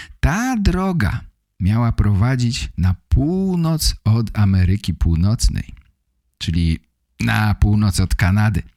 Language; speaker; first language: Polish; native; Polish